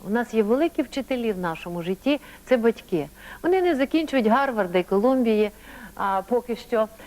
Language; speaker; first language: Ukrainian; native; Ukrainian